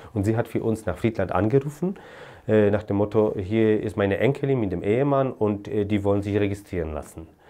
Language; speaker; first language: German; non-native, fluent; Polish